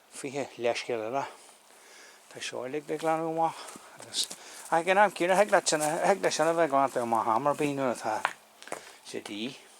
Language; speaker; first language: Irish; native; Irish